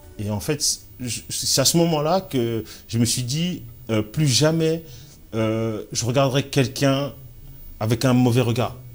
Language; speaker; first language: French; early bilingual, other home language; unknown